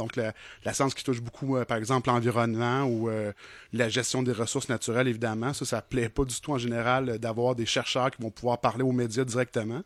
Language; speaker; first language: French; native; French